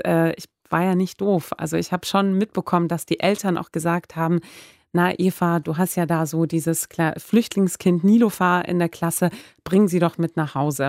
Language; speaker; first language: German; non-native, fluent; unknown